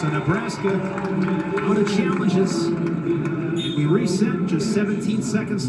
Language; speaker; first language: English; native; English